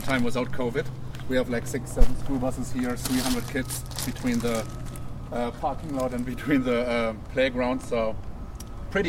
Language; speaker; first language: English; non-native, fluent; German